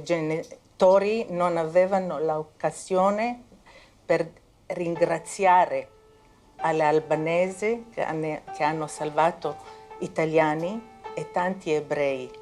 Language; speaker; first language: Italian; non-native, fluent; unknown